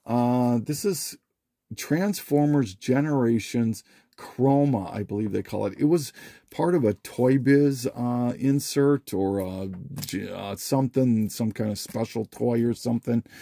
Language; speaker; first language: English; native; English